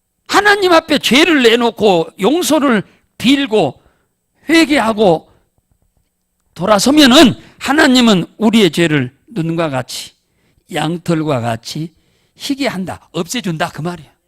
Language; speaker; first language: Korean; native; Korean